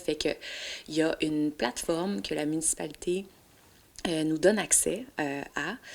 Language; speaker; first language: French; native; French